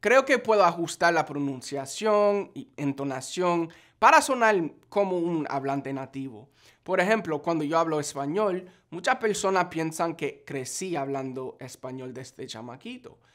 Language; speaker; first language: Spanish; non-native, fluent; English